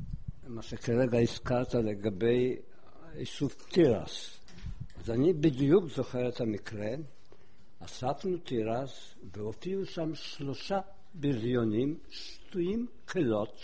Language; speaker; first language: Hebrew; non-native, fluent; Polish